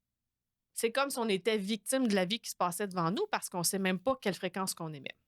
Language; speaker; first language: French; native; French